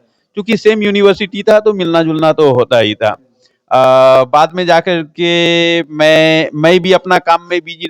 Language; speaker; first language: Hindi; native; Hindi